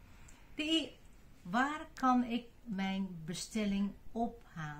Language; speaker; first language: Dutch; non-native, fluent; Chinese